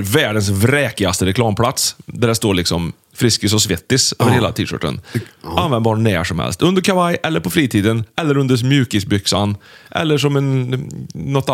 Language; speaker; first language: Swedish; native; Swedish